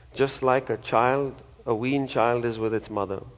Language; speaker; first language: English; non-native, local second language; Malayalam